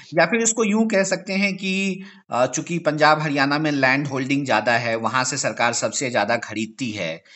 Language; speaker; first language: Hindi; native; Hindi